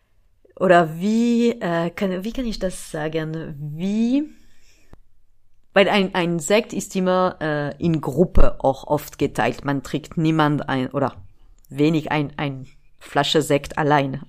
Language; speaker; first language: German; non-native, fluent; French